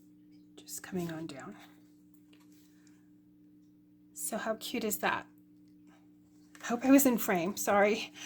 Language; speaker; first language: English; native; English